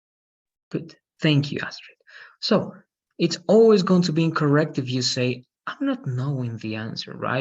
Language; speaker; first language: English; non-native, fluent; Spanish